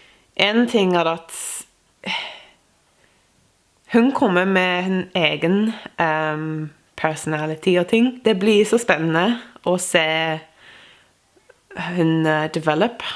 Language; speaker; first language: Norwegian; non-native, fluent; English